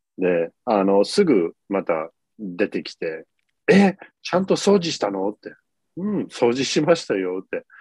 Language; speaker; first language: Japanese; non-native, fluent; English